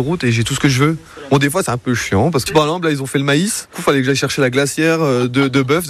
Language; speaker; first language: French; native; French